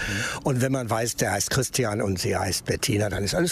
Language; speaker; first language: German; native; German